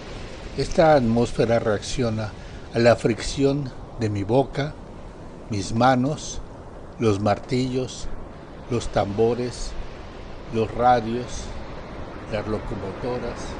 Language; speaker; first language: Spanish; native; Spanish